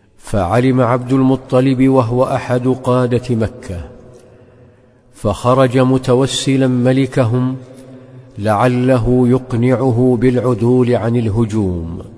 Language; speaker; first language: Arabic; native; Arabic